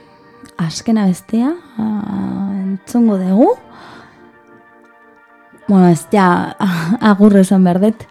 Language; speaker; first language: Basque; non-native, learner; Spanish